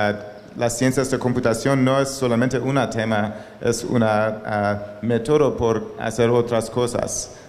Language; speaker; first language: Spanish; non-native, learner; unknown